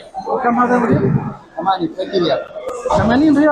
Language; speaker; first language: Arabic; non-native, learner; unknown